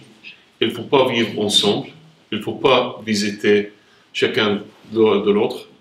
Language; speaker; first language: French; non-native, fluent; Arabic